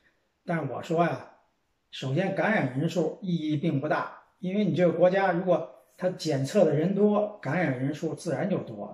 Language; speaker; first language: Chinese; native; Chinese